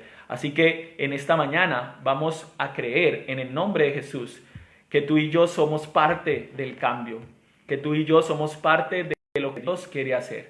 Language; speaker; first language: Spanish; native; Spanish